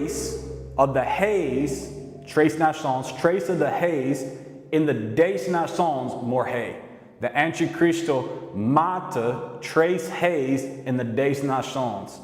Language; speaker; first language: Portuguese; non-native, learner; English